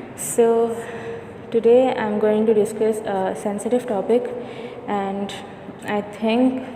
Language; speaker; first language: English; non-native, local second language; Urdu